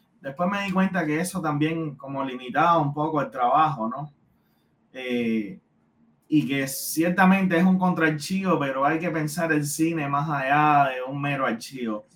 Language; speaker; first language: Spanish; native; Spanish